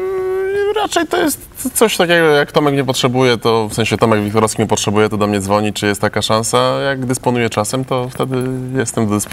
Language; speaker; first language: Polish; native; Polish